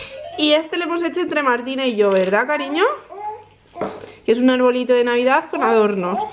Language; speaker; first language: Spanish; native; Spanish